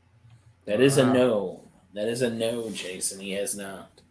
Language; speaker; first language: English; native; English